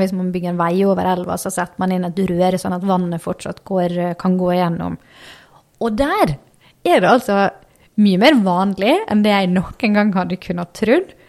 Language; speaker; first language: Norwegian; native; Norwegian